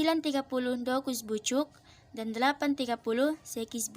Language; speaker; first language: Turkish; non-native, learner; Indonesian